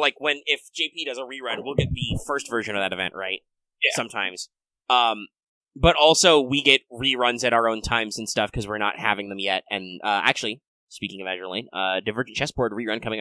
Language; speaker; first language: English; native; English